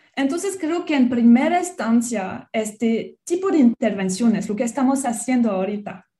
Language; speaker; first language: Spanish; non-native, fluent; French